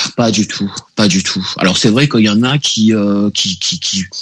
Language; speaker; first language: French; native; French